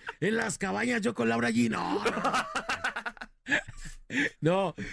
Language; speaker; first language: Spanish; native; Spanish